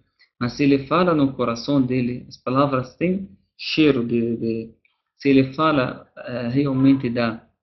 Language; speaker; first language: Portuguese; non-native, fluent; Arabic